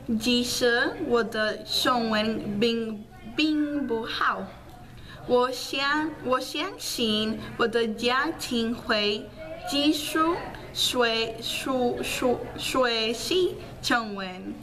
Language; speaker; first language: Chinese; non-native, learner; Spanish